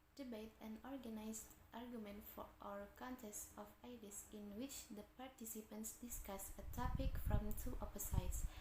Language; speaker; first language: English; non-native, learner; Indonesian